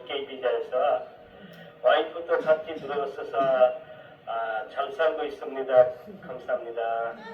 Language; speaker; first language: Korean; non-native, learner; Bangla